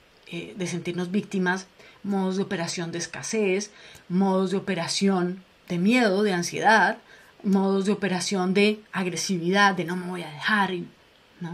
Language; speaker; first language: Spanish; native; Spanish